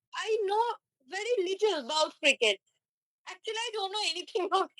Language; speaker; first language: English; non-native, learner; Bangla